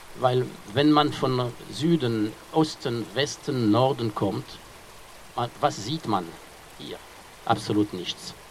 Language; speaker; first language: German; non-native, fluent; French